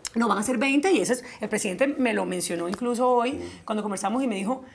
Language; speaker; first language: Spanish; native; Spanish